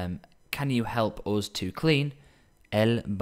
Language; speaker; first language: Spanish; non-native, learner; English